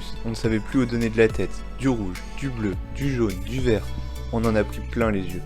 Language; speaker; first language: French; native; French